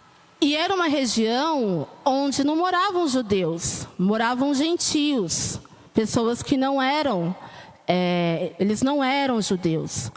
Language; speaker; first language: Portuguese; native; Portuguese